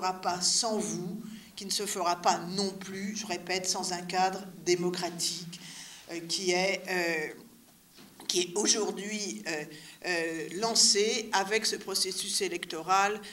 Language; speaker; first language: French; native; French